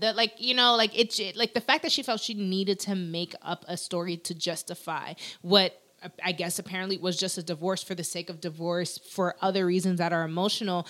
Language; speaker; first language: English; early bilingual, other home language; Spanish